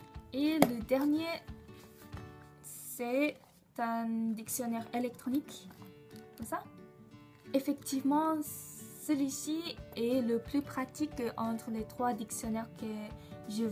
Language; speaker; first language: French; non-native, learner; Japanese